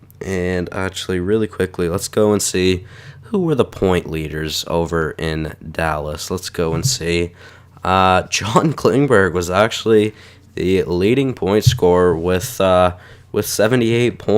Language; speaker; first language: English; native; English